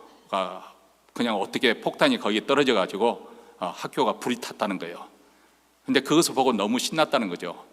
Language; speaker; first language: Korean; native; Korean